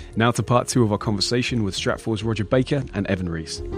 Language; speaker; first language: English; native; English